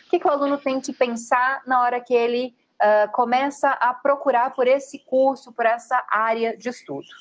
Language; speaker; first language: Portuguese; native; Portuguese